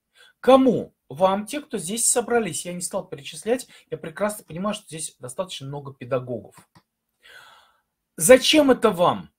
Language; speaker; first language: Russian; native; Russian